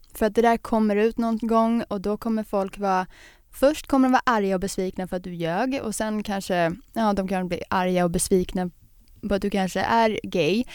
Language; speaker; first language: Swedish; native; Swedish